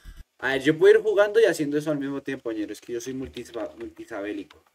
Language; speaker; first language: Spanish; native; Spanish